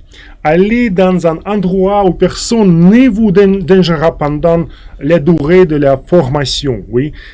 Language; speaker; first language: French; non-native, fluent; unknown